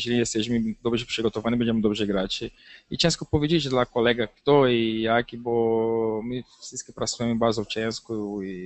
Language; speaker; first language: Polish; non-native, learner; Portuguese